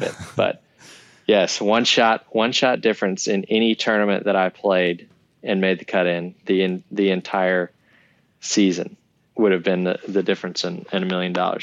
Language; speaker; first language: English; native; English